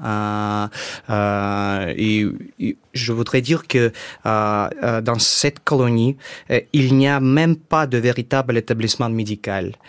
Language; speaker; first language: French; non-native, fluent; Russian